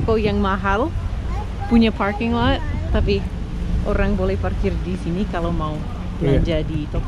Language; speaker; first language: Indonesian; non-native, learner; English